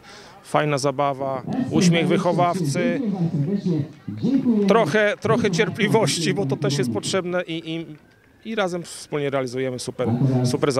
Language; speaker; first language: Polish; native; Polish